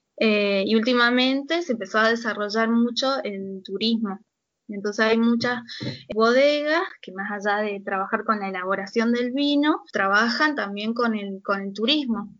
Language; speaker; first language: Spanish; native; Spanish